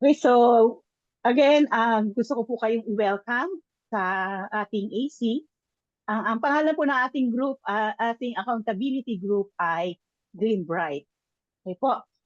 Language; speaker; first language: Filipino; native; Filipino